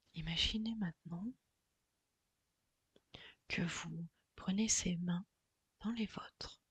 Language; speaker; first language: French; native; French